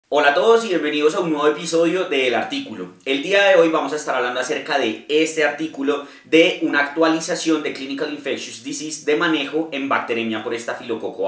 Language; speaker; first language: Spanish; native; Spanish